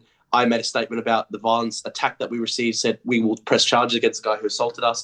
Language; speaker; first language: English; native; English